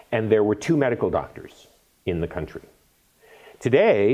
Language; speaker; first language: English; native; English